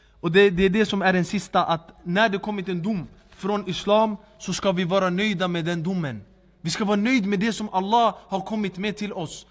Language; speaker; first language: Swedish; early bilingual, other home language; Arabic